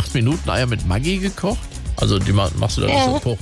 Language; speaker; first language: German; native; German